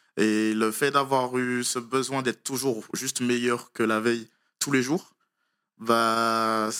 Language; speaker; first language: French; native; French